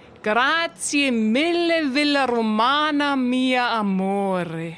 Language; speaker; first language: Italian; non-native, learner; German